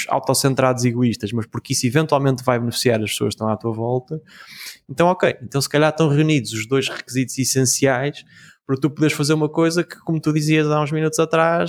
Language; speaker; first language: Portuguese; native; Portuguese